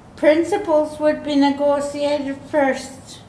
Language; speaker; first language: English; native; English